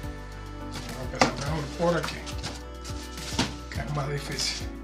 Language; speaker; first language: Spanish; native; Spanish